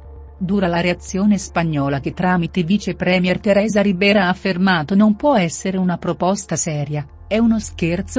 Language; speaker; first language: Italian; native; Italian